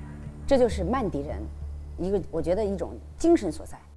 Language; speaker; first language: Chinese; native; Chinese